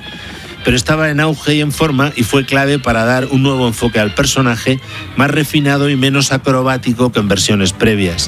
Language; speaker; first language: Spanish; native; Spanish